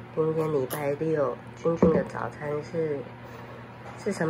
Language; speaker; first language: Chinese; native; Chinese